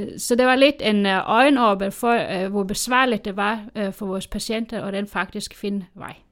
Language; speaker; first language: Danish; native; Danish